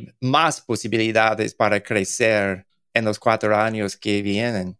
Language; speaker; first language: Spanish; non-native, learner; English